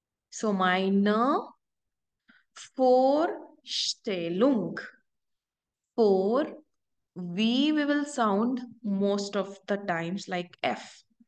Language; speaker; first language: English; non-native, local second language; Hindi